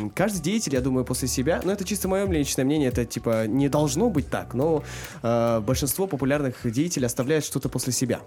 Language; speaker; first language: Russian; non-native, local second language; Kazakh